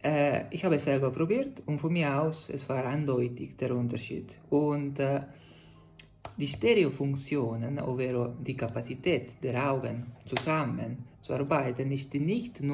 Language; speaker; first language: German; non-native, fluent; Italian